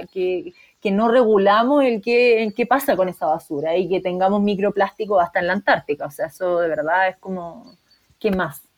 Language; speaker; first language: Spanish; native; Spanish